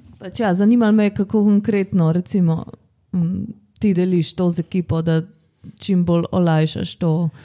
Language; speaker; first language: Slovenian; native; Slovenian